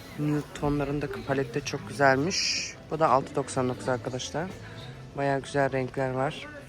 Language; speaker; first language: Turkish; early bilingual, heritage; Turkish